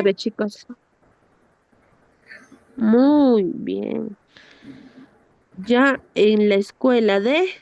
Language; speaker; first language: Spanish; native; Spanish